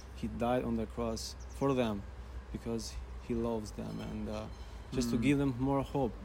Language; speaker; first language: English; non-native, fluent; Albanian